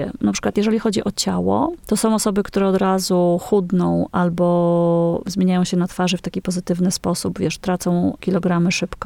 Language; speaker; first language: Polish; native; Polish